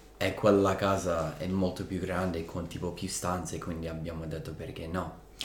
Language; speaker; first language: Italian; non-native, fluent; English